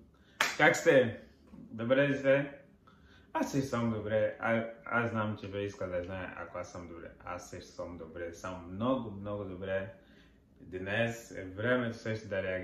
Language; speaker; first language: Bulgarian; non-native, learner; Portuguese